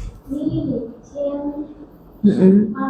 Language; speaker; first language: Chinese; non-native, learner; Indonesian